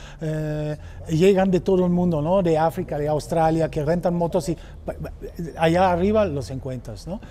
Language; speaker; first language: Spanish; non-native, fluent; German